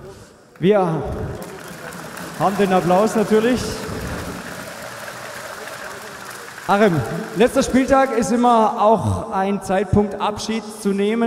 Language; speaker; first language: German; native; German